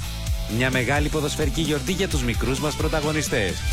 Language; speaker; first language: Greek; native; Greek